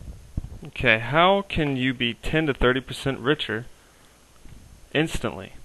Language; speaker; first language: English; native; English